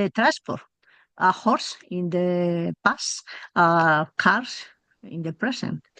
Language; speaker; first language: English; non-native, learner; Spanish